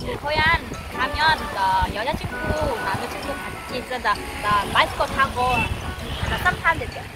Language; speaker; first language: Korean; non-native, learner; Vietnamese